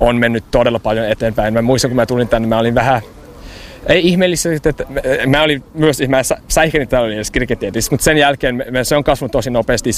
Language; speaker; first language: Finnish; early bilingual, heritage; English